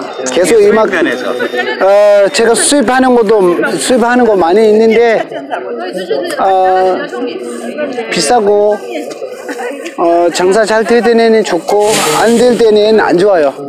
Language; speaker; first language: Korean; non-native, fluent; Tibetan